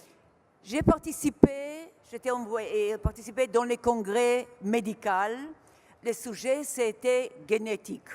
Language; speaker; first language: French; non-native, learner; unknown